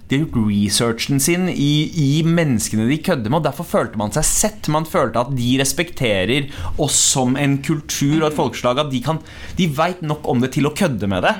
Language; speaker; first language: Norwegian; early bilingual, other home language; Punjabi